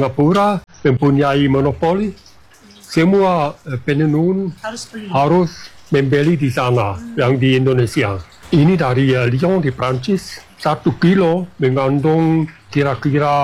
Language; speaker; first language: Indonesian; non-native, fluent; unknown